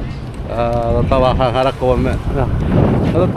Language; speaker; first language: Finnish; non-native, learner; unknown